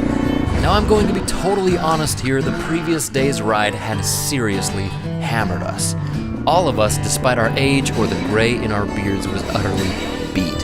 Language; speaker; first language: English; native; English